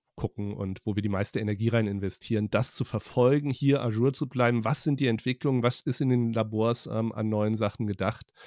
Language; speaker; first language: German; native; German